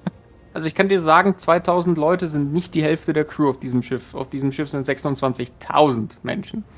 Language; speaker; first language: German; native; German